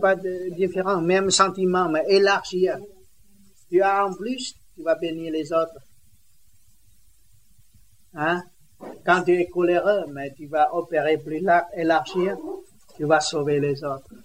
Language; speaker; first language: French; non-native, learner; Vietnamese